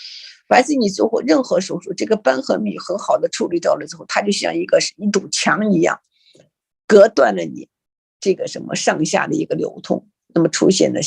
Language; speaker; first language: Chinese; native; Chinese